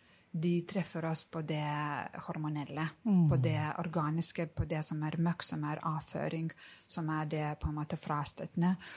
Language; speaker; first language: Norwegian; non-native, fluent; Lithuanian